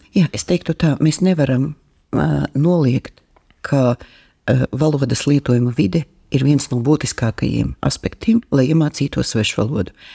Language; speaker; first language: Latvian; native; Latvian